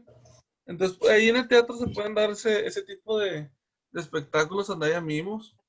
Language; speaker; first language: Spanish; native; Spanish